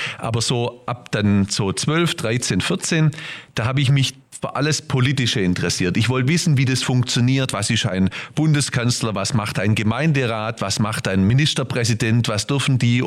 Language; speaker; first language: German; native; German